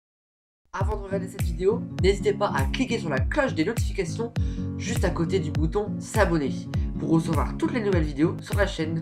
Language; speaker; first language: French; native; French